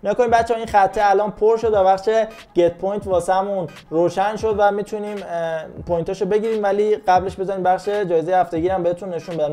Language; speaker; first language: Persian; native; Persian